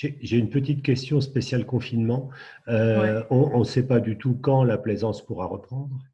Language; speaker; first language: French; native; French